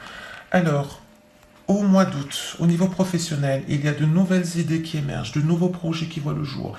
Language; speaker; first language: French; native; French